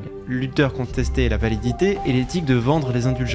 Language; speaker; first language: French; native; French